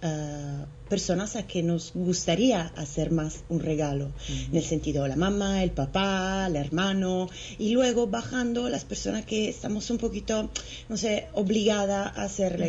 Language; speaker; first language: Spanish; non-native, fluent; Italian